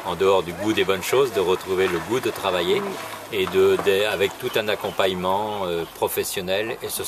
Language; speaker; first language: French; native; French